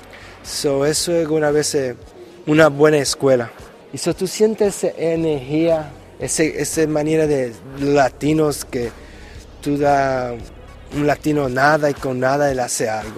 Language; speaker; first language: Spanish; early bilingual, heritage; Spanish